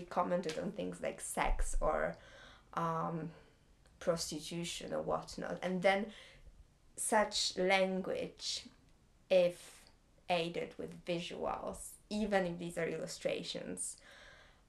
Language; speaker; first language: English; non-native, fluent; Polish